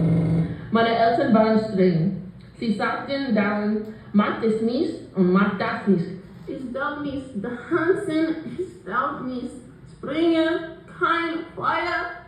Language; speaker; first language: German; non-native, learner; English